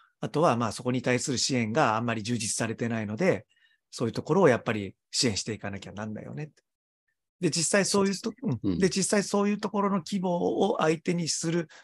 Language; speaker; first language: Japanese; native; Japanese